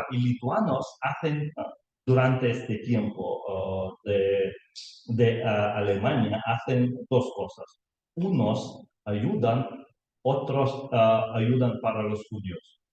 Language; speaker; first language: Spanish; non-native, learner; Lithuanian